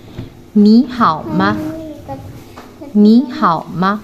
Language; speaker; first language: Chinese; non-native, fluent; Indonesian